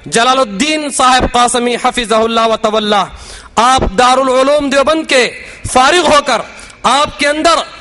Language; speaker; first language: Urdu; native; Urdu